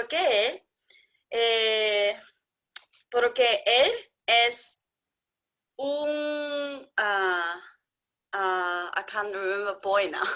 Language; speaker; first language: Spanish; non-native, learner; Chinese